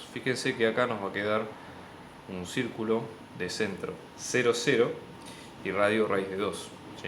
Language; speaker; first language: Spanish; native; Spanish